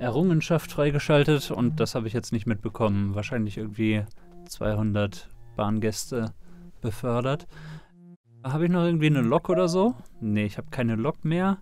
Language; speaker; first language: German; native; German